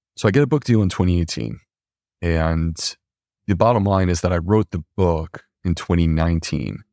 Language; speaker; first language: English; native; English